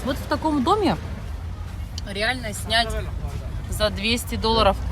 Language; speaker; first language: Russian; native; Russian